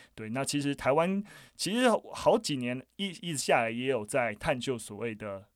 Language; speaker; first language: Chinese; native; Chinese